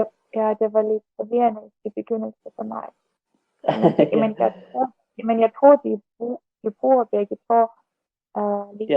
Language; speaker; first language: Danish; non-native, learner; Russian